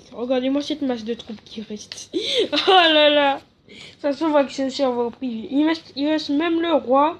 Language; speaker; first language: French; native; French